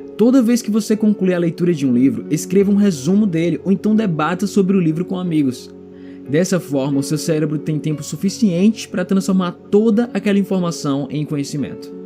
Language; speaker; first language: Portuguese; native; Portuguese